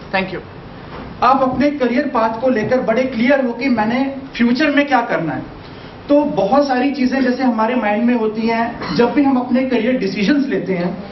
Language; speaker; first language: Hindi; non-native, local second language; Punjabi